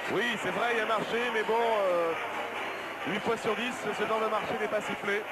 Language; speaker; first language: French; native; French